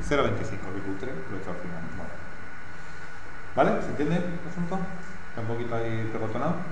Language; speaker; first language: Spanish; native; Spanish